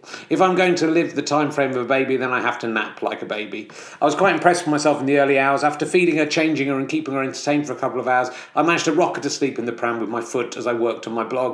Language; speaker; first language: English; native; English